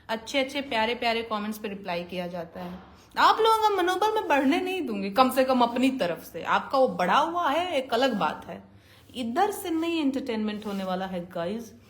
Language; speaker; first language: Hindi; native; Hindi